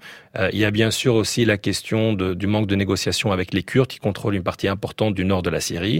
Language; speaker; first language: French; native; French